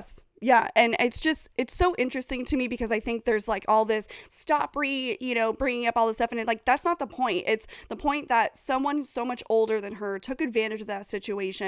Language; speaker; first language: English; native; English